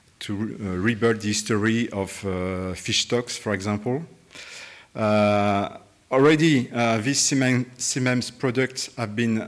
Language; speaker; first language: English; non-native, fluent; French